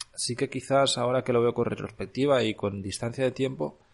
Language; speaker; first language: Spanish; native; Spanish